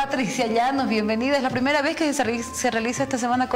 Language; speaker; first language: Spanish; native; Spanish